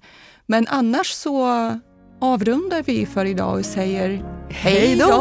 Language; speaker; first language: Swedish; non-native, fluent; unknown